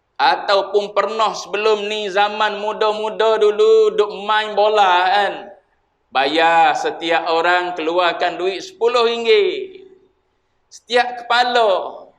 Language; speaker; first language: Malay; native; Malay